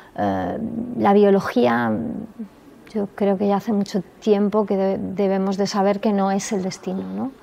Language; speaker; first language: Spanish; non-native, local second language; Galician